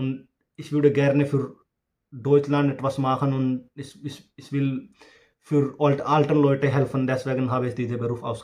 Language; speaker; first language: German; non-native, learner; Hindi